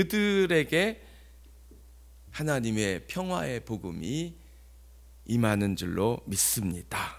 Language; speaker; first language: Korean; native; Korean